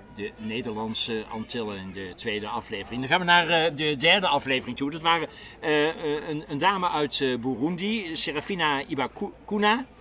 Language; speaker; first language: Dutch; native; Dutch